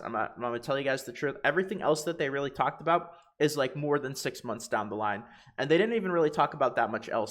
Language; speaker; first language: English; native; English